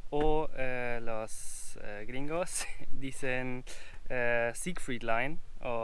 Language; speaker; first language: Spanish; non-native, learner; German